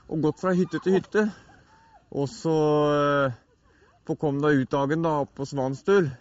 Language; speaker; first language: Norwegian; native; Norwegian